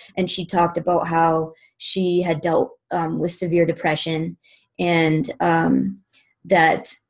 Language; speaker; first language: English; native; English